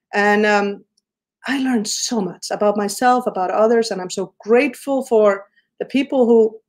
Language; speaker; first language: English; non-native, fluent; Icelandic